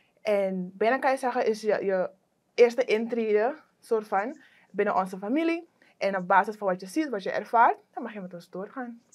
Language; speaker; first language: Dutch; native; Dutch